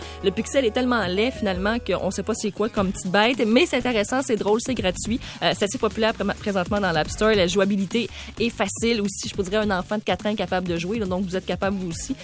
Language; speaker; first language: French; native; French